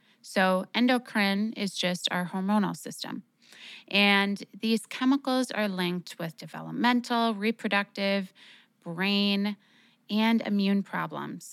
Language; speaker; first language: English; native; English